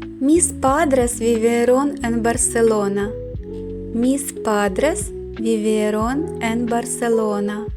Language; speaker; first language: Spanish; non-native, fluent; Ukrainian